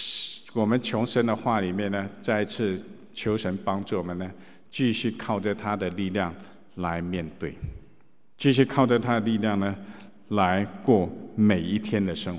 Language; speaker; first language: Chinese; native; Chinese